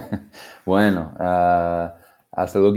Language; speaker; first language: Spanish; non-native, fluent; English